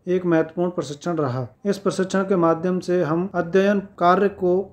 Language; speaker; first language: Hindi; native; Hindi